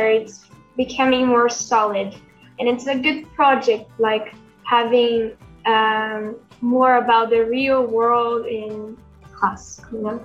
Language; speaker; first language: English; non-native, fluent; Portuguese